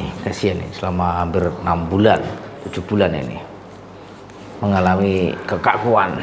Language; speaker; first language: Indonesian; native; Indonesian